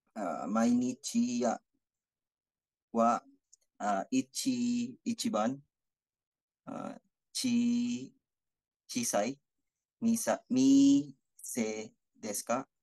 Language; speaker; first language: Japanese; non-native, learner; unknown